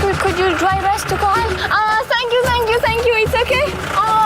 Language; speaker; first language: English; non-native, learner; French